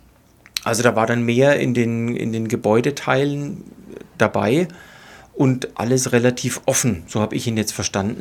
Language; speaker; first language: German; native; German